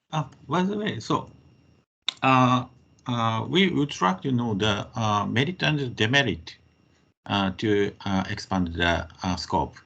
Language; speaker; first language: English; non-native, fluent; Japanese